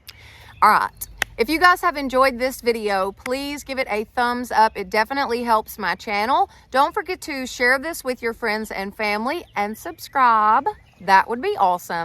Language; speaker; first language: English; native; English